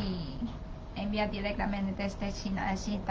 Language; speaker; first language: Spanish; non-native, learner; Chinese